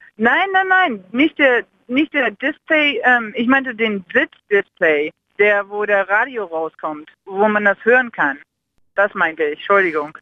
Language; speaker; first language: German; non-native, fluent; English